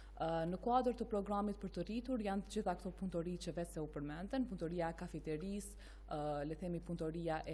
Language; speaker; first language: Albanian; native; Albanian